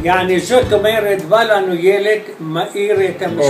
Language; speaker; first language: Hebrew; non-native, fluent; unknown